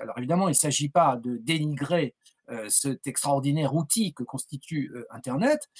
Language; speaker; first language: French; native; French